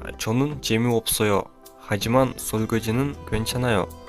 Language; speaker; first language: Korean; non-native, fluent; Kyrgyz